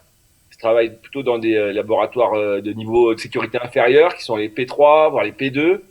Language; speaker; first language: French; native; French